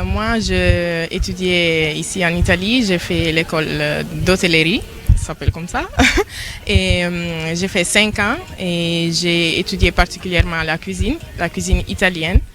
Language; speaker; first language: French; non-native, local second language; Serer